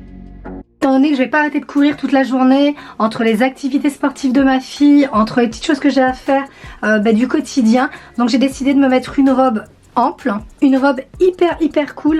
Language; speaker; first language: French; native; French